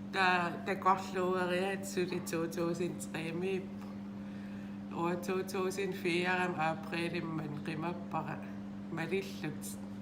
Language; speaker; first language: Danish; non-native, local second language; Kalaallisut